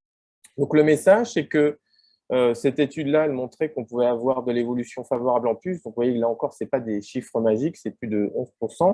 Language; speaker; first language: French; native; French